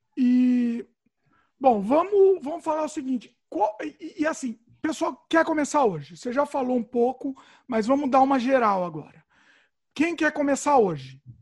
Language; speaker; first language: Portuguese; native; Portuguese